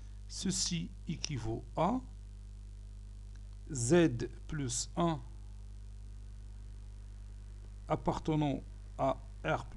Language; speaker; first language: French; non-native, local second language; Arabic